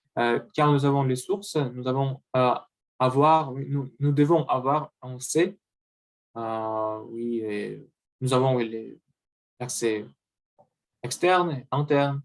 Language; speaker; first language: French; non-native, learner; Russian